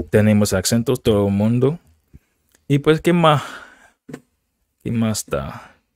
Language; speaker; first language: Spanish; non-native, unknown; English